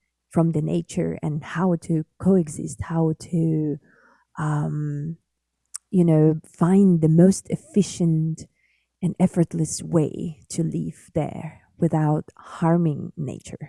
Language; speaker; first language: English; non-native, fluent; Yakut